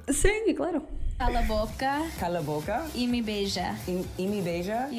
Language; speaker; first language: Portuguese; non-native, fluent; Russian